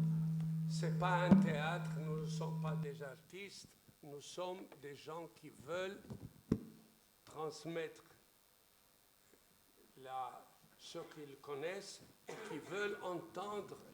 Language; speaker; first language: French; non-native, fluent; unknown